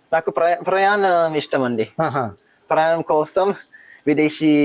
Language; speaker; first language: Telugu; non-native, learner; French